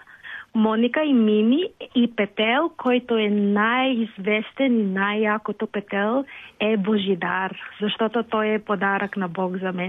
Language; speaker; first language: Bulgarian; non-native, learner; Filipino